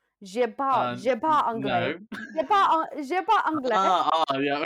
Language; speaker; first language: French; non-native, learner; Chinese